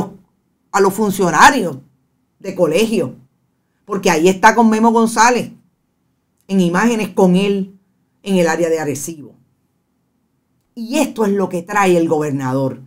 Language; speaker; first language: Spanish; native; Spanish